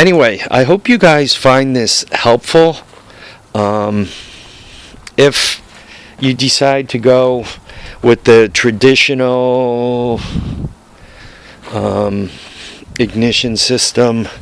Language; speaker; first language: English; native; English